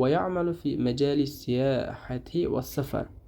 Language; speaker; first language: Arabic; non-native, fluent; Uzbek